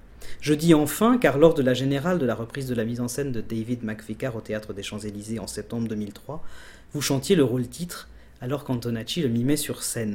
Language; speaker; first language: French; native; French